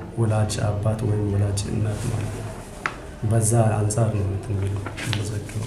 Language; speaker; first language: Amharic; non-native, local second language; Hadiyya